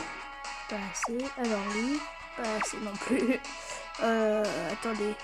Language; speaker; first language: French; native; French